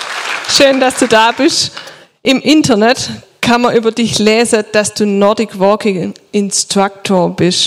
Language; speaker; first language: German; native; German